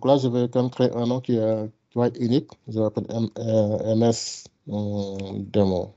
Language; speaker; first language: French; non-native, local second language; Wolof